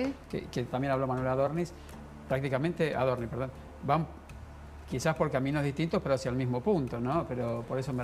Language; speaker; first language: Spanish; native; Spanish